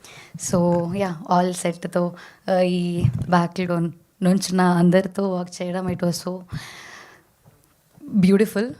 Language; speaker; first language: Telugu; non-native, learner; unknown